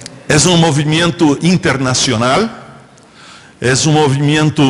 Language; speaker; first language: Spanish; non-native, fluent; Portuguese